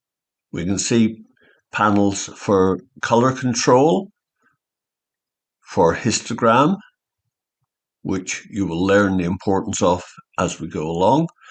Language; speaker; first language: English; native; English